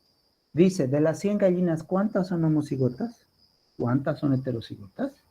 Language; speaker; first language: Spanish; native; Spanish